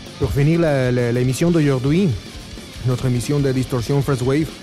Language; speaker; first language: French; non-native, fluent; Spanish